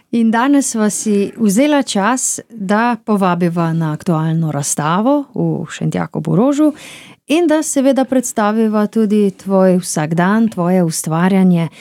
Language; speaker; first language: Slovenian; native; Slovenian